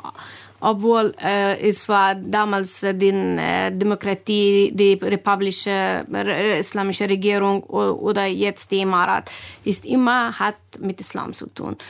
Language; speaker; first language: German; non-native, fluent; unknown